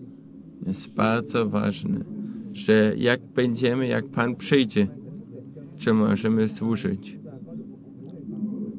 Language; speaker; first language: Polish; non-native, fluent; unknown